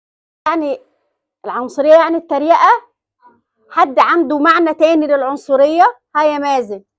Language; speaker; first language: Arabic; native; Arabic